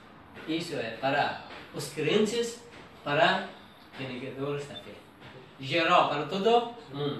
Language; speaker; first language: Portuguese; non-native, learner; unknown